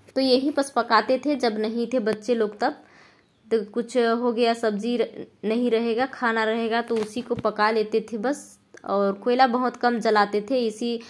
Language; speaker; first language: Hindi; native; Hindi